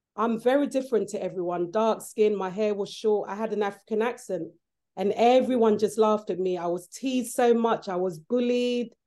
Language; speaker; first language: English; early bilingual, other home language; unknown